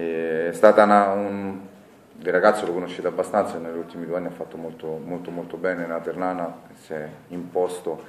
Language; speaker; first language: Italian; native; Italian